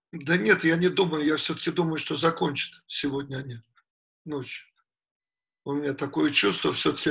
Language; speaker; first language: Russian; native; Russian